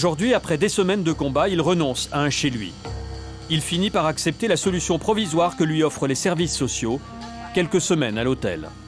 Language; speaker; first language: French; native; French